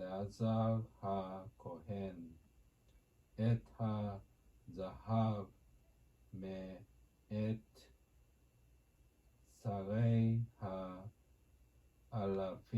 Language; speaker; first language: Hebrew; non-native, learner; Japanese